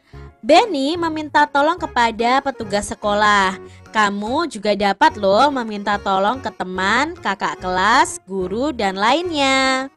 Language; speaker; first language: Indonesian; native; Indonesian